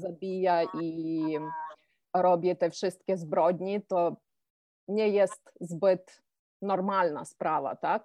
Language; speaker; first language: Polish; non-native, fluent; Ukrainian